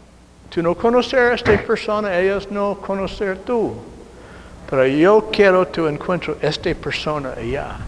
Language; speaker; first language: Spanish; non-native, learner; English